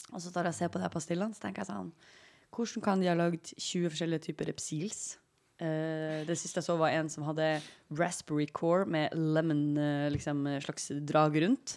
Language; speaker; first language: Norwegian; native; Norwegian